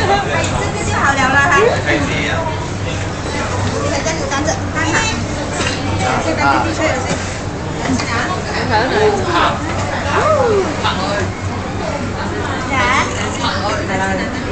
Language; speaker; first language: Chinese; native; Chinese